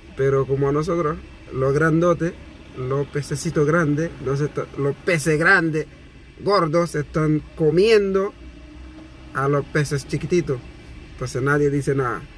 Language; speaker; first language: Spanish; non-native, fluent; Haitian Creole